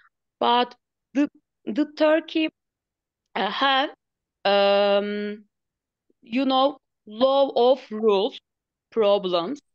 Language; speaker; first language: English; non-native, learner; Turkish